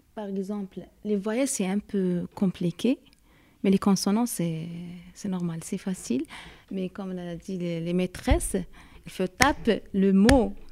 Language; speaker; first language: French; non-native, learner; Arabic